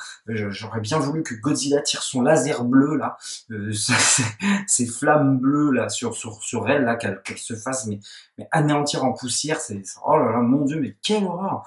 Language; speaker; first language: French; native; French